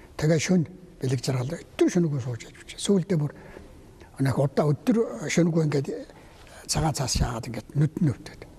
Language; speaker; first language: Mongolian; native; Mongolian